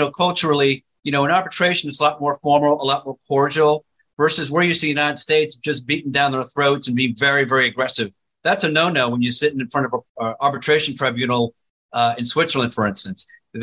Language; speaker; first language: English; native; English